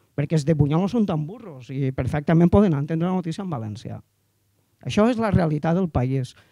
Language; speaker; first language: Catalan; native; Catalan